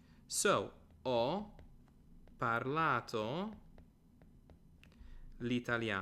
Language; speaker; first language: Italian; non-native, fluent; English